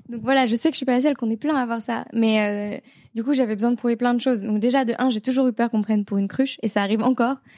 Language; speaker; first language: French; native; French